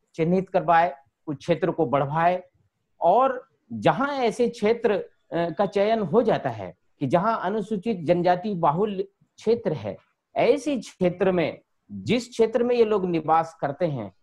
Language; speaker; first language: Hindi; native; Hindi